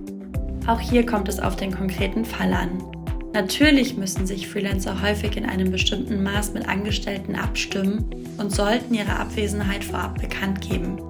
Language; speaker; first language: German; native; German